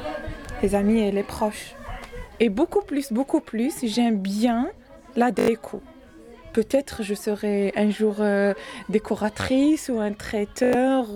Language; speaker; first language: French; non-native, learner; Arabic